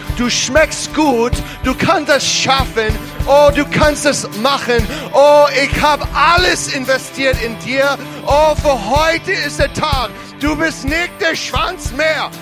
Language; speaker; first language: German; non-native, fluent; English